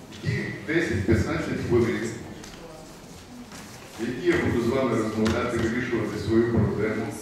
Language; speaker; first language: Ukrainian; non-native, local second language; Russian